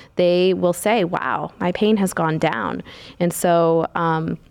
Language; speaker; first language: English; native; English